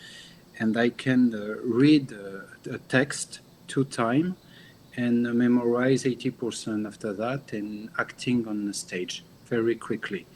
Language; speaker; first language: English; non-native, learner; French